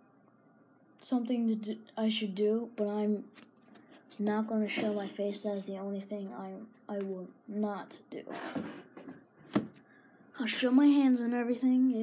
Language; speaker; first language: English; native; English